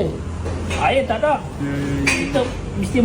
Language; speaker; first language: Malay; native; Malay